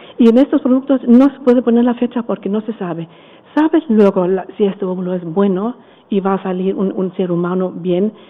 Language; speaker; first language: Spanish; non-native, fluent; German